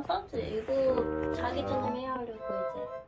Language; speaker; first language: Korean; non-native, learner; Dutch